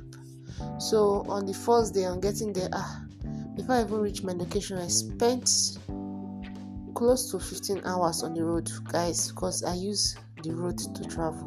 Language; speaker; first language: English; non-native, local second language; Igbo